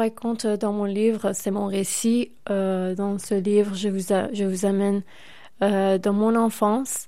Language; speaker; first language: French; non-native, fluent; Persian